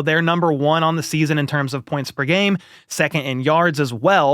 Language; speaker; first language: English; native; English